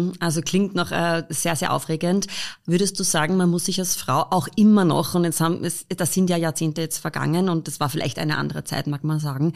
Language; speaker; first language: German; native; German